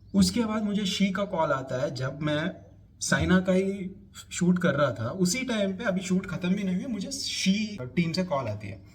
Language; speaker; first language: Hindi; non-native, local second language; Telugu